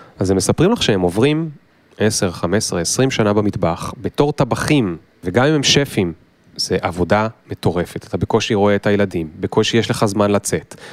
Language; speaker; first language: Hebrew; native; Hebrew